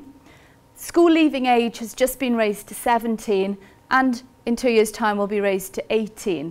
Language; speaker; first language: English; native; English